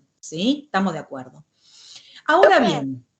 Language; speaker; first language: Spanish; native; Spanish